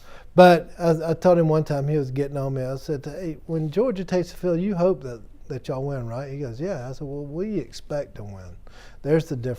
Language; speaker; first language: English; native; English